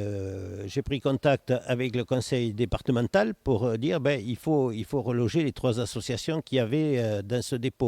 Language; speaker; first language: French; native; French